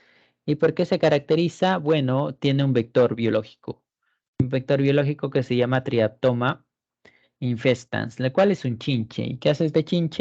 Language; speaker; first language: Spanish; native; Spanish